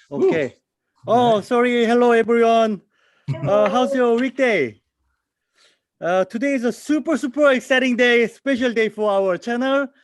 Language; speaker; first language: English; non-native, learner; Korean